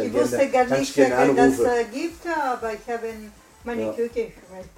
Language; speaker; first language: German; non-native, learner; Italian